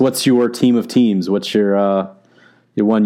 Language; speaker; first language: English; native; English